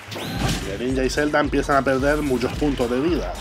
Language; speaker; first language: Spanish; native; Spanish